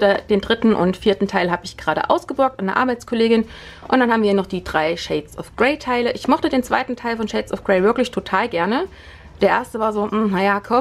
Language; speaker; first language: German; native; German